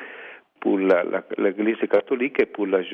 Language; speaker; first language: French; non-native, learner; Italian